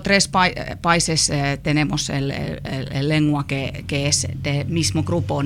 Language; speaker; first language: Spanish; non-native, learner; Finnish